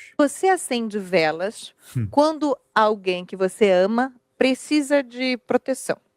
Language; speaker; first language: Portuguese; native; Portuguese